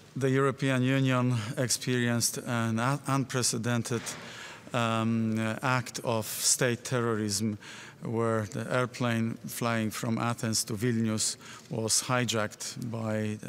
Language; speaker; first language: English; non-native, fluent; Polish